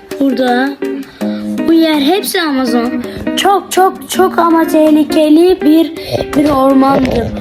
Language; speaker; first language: Turkish; non-native, learner; Arabic